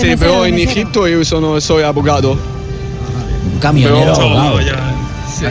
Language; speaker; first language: Spanish; non-native, learner; Arabic